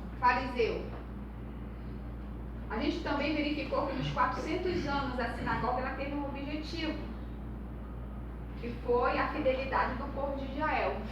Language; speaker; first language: Portuguese; native; Portuguese